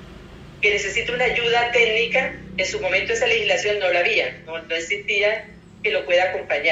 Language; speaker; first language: Spanish; native; Spanish